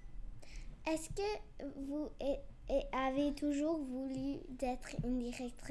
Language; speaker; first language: French; non-native, learner; English